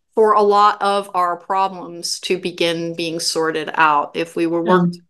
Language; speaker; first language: English; native; English